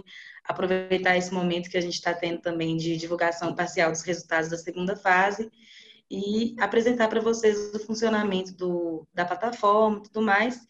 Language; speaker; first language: Portuguese; native; Portuguese